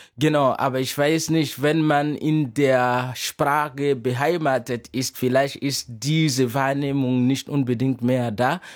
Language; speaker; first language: German; non-native, fluent; Mossi